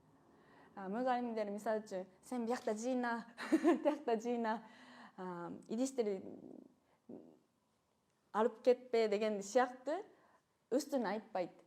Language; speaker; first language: Kyrgyz; non-native, fluent; Japanese